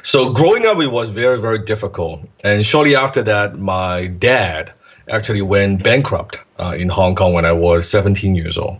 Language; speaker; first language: English; non-native, local second language; Cantonese